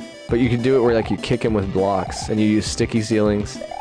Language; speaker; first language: English; native; English